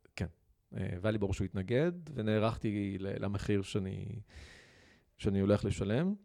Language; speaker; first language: Hebrew; non-native, local second language; Arabic